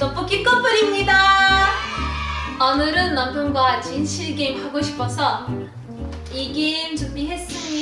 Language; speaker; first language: Korean; non-native, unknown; Russian